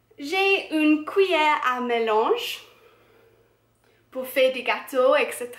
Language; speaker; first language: French; non-native, learner; English